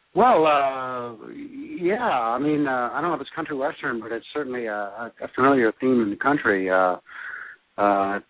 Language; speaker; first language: English; early bilingual, other home language; French